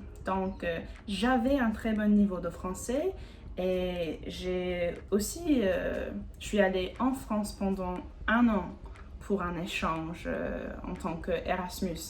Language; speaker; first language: French; non-native, fluent; English